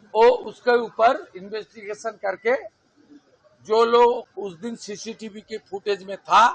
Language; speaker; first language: Hindi; non-native, local second language; Bangla